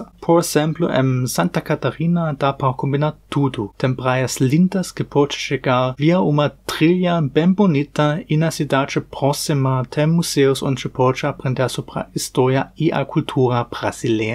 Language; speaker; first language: Portuguese; non-native, fluent; German